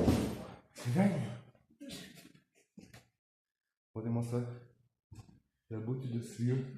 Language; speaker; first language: French; native; French